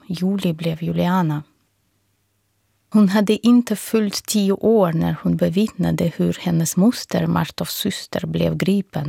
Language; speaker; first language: Swedish; non-native, fluent; Russian